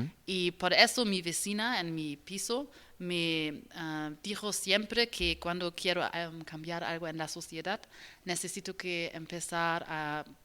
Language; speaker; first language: Spanish; non-native, learner; German